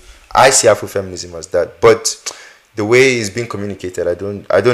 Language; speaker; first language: English; non-native, local second language; Hausa